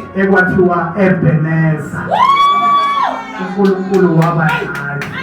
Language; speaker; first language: Zulu; native; Zulu